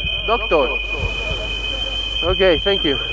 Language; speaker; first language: English; non-native, learner; Spanish